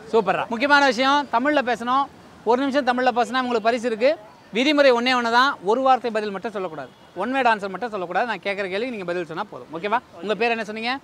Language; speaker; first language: Tamil; native; Tamil